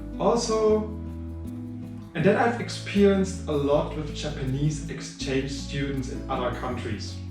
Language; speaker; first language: English; non-native, fluent; German